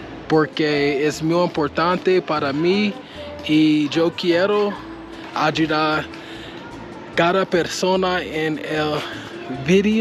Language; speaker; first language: Spanish; non-native, learner; English